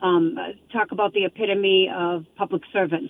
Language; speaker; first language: English; native; English